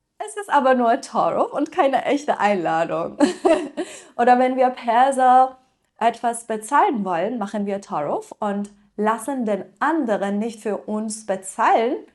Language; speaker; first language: German; non-native, fluent; Persian